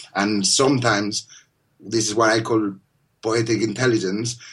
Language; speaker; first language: English; non-native, fluent; Spanish